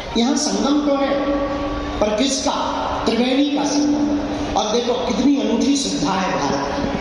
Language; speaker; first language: Hindi; native; Hindi